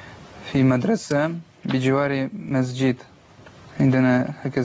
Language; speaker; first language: Arabic; non-native, learner; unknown